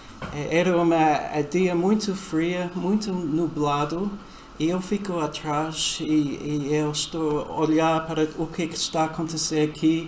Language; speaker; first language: Portuguese; non-native, fluent; English